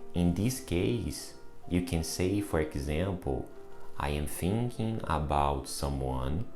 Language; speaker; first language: English; non-native, fluent; Portuguese